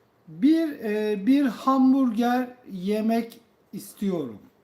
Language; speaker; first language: Turkish; native; Turkish